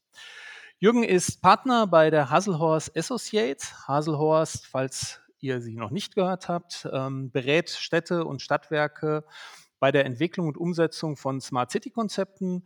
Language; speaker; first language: German; native; German